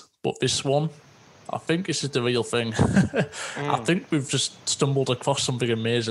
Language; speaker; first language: English; native; English